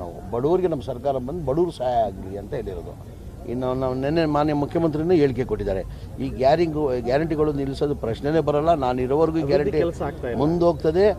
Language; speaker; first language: Kannada; non-native, local second language; Urdu